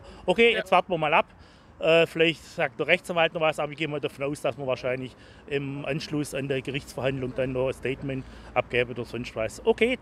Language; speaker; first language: German; native; German